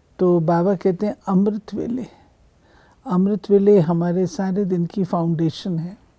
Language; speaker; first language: Hindi; native; Hindi